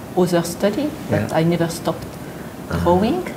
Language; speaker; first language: English; non-native, learner; French